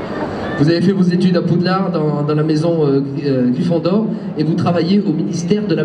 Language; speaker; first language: French; native; French